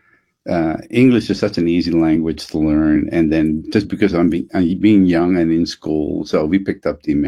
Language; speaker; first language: English; non-native, fluent; Dutch